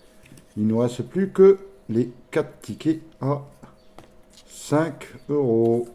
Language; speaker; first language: French; native; French